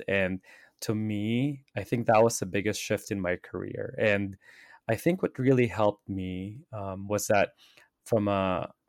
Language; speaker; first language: English; non-native, local second language; Filipino